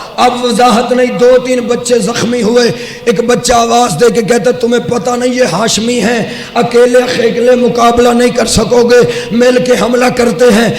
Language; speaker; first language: Urdu; native; Urdu